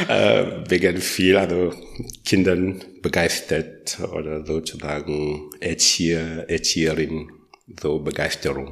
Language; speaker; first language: German; non-native, learner; French